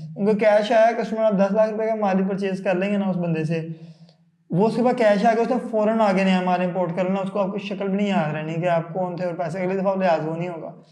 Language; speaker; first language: Urdu; non-native, local second language; Punjabi